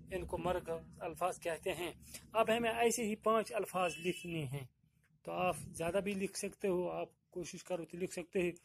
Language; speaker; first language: Urdu; non-native, local second language; Kashmiri